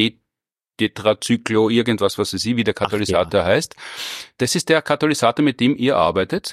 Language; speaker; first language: German; native; German